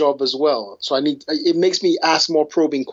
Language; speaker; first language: English; native; English